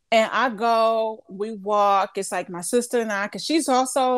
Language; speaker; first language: English; native; English